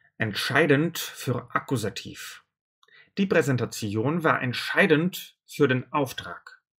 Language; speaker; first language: German; non-native, fluent; Russian